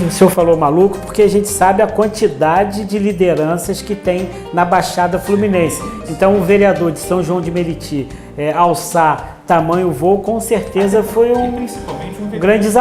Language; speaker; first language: Portuguese; native; Portuguese